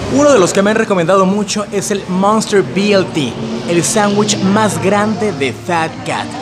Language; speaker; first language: Spanish; native; Spanish